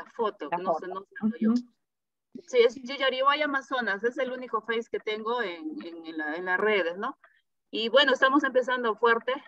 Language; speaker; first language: Spanish; native; Spanish